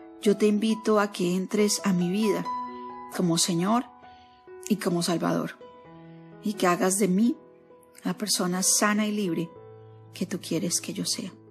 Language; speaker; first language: Spanish; native; Spanish